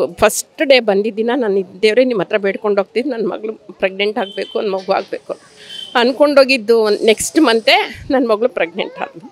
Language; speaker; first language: Kannada; native; Kannada